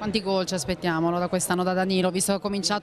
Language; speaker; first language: Italian; native; Italian